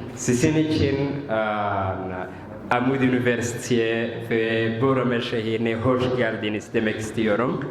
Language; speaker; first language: Turkish; non-native, learner; Somali